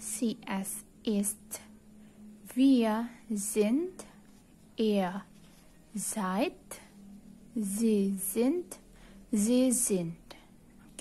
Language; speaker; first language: German; non-native, fluent; Indonesian